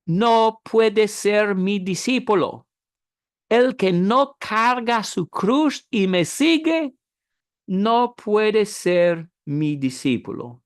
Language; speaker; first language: Spanish; non-native, fluent; English